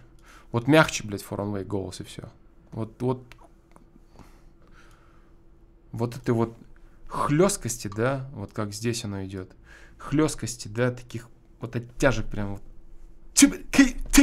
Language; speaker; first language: Russian; native; Russian